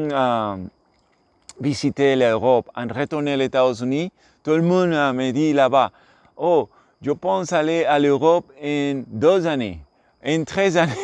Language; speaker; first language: French; non-native, learner; English